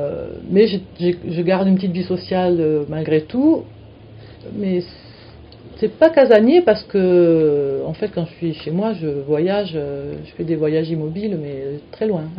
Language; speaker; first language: French; native; French